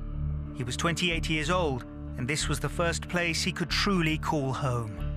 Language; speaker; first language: English; native; English